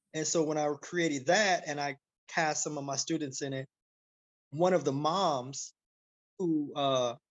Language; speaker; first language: English; native; English